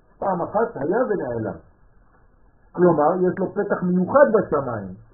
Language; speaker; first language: Hebrew; non-native, fluent; French